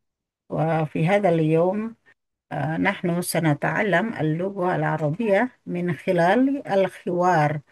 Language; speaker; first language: Arabic; non-native, fluent; Indonesian